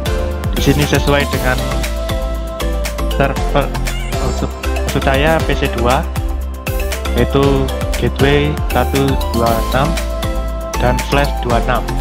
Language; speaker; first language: Indonesian; native; Indonesian